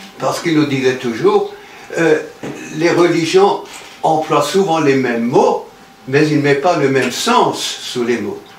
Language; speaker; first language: French; native; French